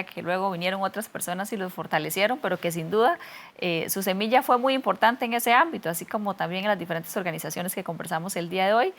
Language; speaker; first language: Spanish; native; Spanish